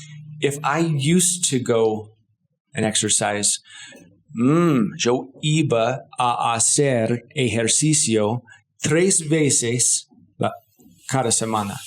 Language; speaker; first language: Spanish; non-native, fluent; English